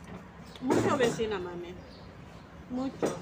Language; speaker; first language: Spanish; non-native, learner; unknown